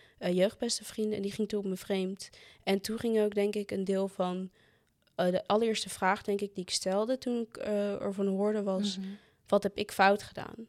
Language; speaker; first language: Dutch; native; Dutch